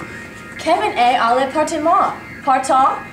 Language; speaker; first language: French; non-native, learner; English